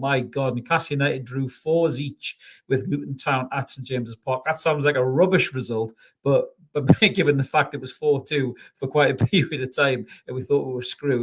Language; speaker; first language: English; native; English